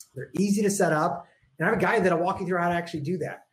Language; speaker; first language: English; native; English